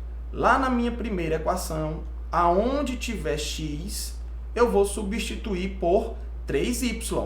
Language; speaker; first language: Portuguese; native; Portuguese